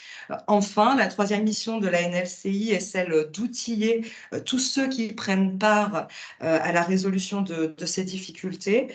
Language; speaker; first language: French; native; French